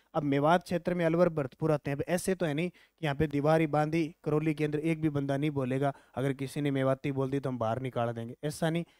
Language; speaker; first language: Hindi; native; Hindi